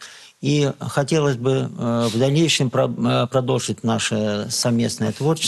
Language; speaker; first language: Russian; native; Russian